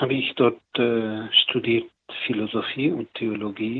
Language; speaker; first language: German; non-native, learner; Arabic